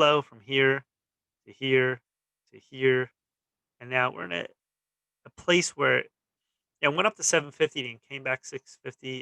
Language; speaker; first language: English; native; English